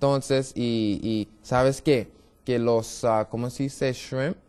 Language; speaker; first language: Spanish; non-native, learner; English